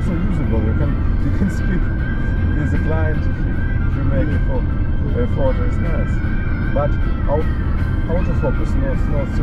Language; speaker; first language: English; non-native, learner; German